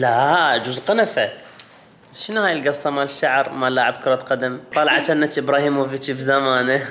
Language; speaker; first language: Arabic; native; Arabic